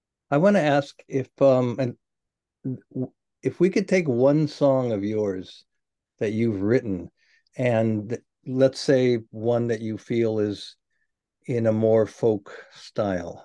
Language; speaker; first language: English; native; English